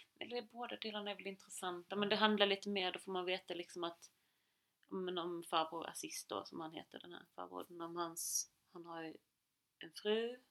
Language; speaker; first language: Swedish; native; Swedish